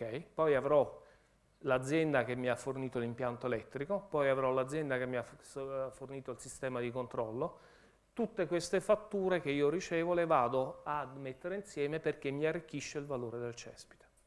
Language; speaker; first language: Italian; native; Italian